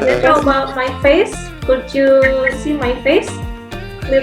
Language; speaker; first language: English; non-native, fluent; Indonesian